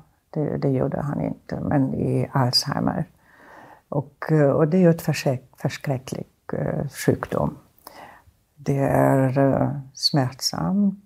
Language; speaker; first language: Swedish; non-native, fluent; German